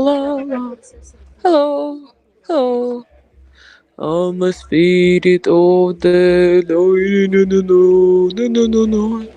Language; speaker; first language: English; non-native, fluent; Ukrainian